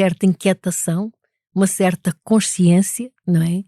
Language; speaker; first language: Portuguese; native; Portuguese